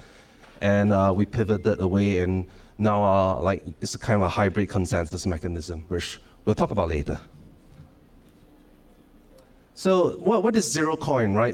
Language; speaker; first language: English; non-native, local second language; Cantonese